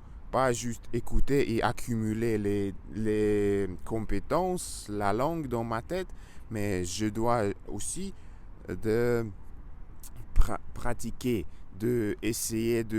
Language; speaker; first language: French; non-native, learner; Russian